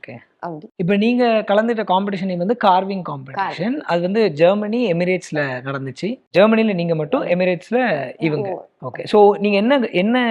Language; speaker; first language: Tamil; native; Tamil